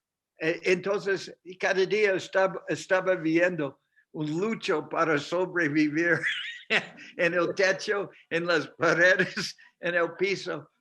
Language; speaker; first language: Spanish; non-native, fluent; English